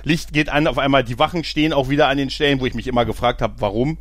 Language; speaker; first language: German; native; German